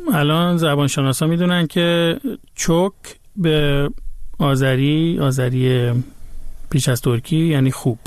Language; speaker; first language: Persian; native; Persian